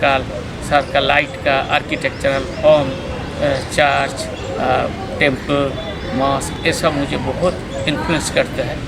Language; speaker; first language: Hindi; non-native, local second language; Bangla